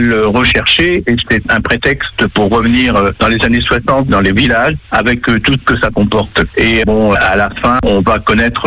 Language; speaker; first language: French; native; French